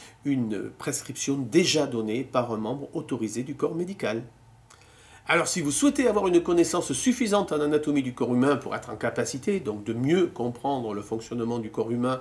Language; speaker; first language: French; native; French